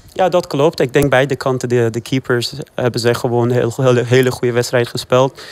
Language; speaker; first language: Dutch; non-native, fluent; Persian